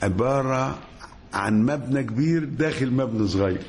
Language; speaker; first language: Arabic; native; Arabic